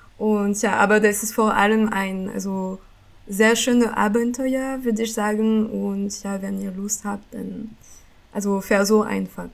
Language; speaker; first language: German; non-native, fluent; French